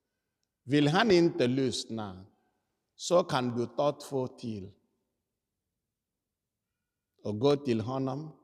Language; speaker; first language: Swedish; non-native, fluent; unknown